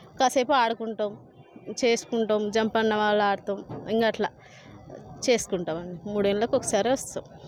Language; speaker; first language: Telugu; native; Telugu